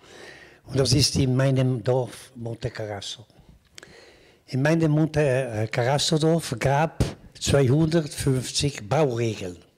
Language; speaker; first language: German; non-native, local second language; Italian